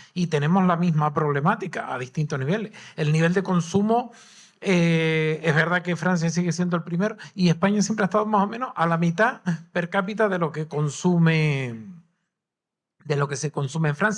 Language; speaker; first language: Spanish; native; Spanish